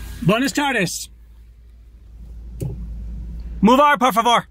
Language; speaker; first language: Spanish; non-native, learner; English